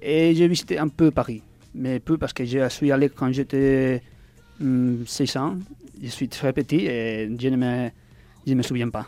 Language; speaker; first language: French; early bilingual, heritage; Spanish